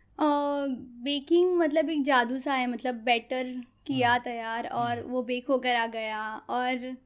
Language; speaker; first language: Hindi; non-native, local second language; Konkani